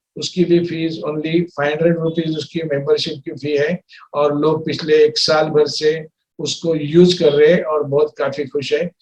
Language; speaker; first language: Hindi; non-native, local second language; Marathi